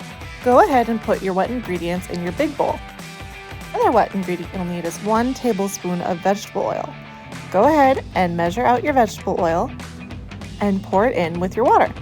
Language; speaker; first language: English; native; English